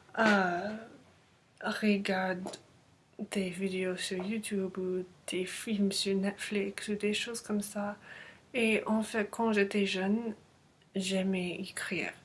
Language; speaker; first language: French; non-native, learner; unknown